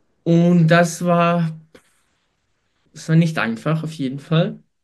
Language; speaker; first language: German; non-native, fluent; Ukrainian